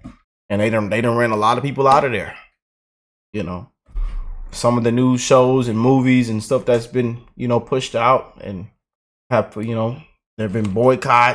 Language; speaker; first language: English; native; English